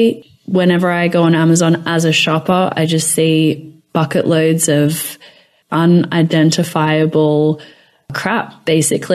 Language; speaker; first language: English; native; English